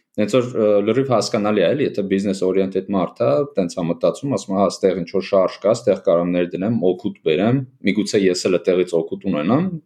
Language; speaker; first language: Armenian; native; Armenian